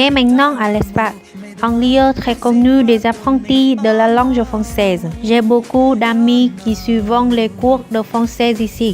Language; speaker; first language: French; non-native, learner; Vietnamese